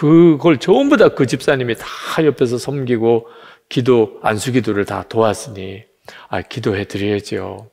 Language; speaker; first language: Korean; native; Korean